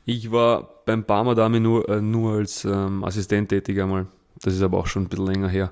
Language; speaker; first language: German; early bilingual, other home language; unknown